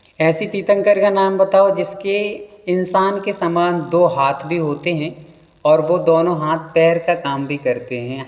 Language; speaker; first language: Hindi; native; Hindi